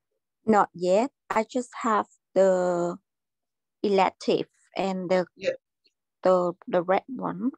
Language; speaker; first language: English; non-native, learner; Vietnamese